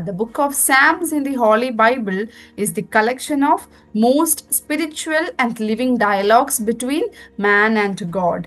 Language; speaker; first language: English; non-native, local second language; Malayalam